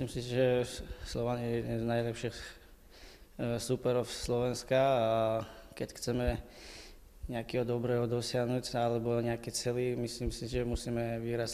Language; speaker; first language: Slovak; non-native, learner; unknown